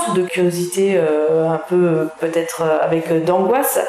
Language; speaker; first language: French; native; French